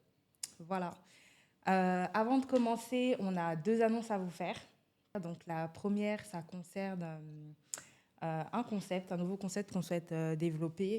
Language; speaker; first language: French; native; French